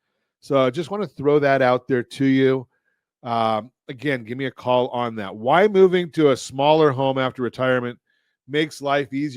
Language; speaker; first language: English; native; English